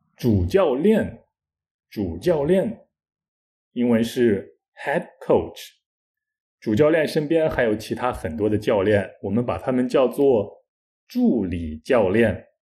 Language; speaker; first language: Chinese; native; Chinese